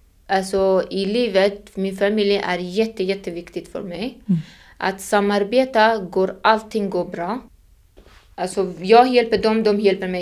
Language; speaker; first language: Swedish; non-native, fluent; Persian